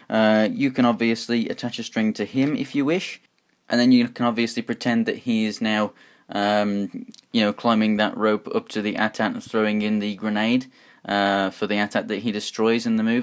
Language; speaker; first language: English; native; English